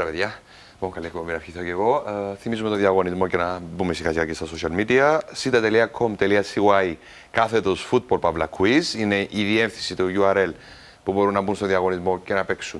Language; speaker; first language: Greek; native; Greek